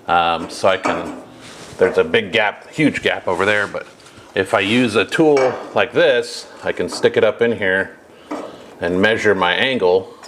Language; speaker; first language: English; native; English